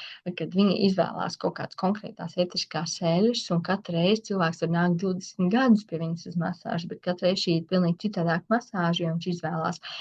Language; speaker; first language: Latvian; native; Latvian